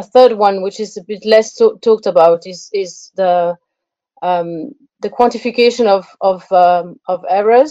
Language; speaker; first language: English; non-native, fluent; French